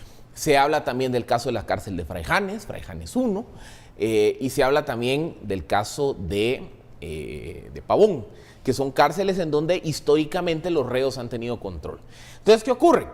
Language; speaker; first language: Spanish; native; Spanish